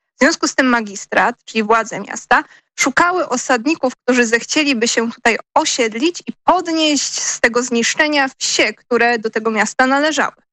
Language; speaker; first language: Polish; native; Polish